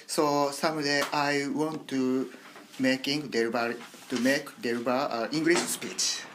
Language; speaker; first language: English; non-native, learner; Japanese